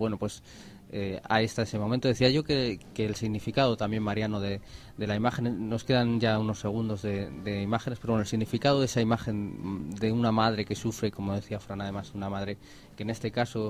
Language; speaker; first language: Spanish; native; Spanish